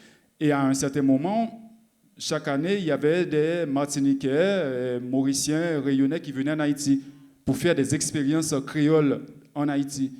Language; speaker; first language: French; non-native, local second language; Haitian Creole